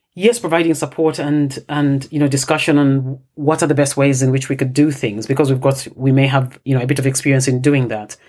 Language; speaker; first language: English; non-native, local second language; Bemba